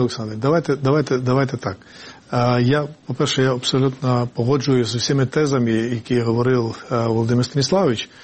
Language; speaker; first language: Ukrainian; non-native, fluent; Georgian